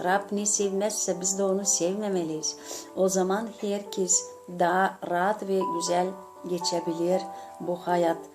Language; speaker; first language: Turkish; non-native, fluent; Gagauz